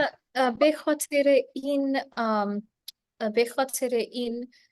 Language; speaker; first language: Persian; non-native, learner; English